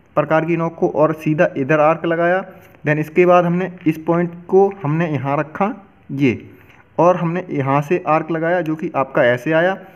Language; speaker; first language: Hindi; native; Hindi